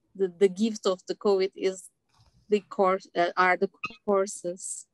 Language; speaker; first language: English; non-native, learner; Turkish